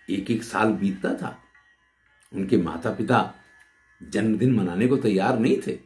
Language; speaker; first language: Hindi; native; Hindi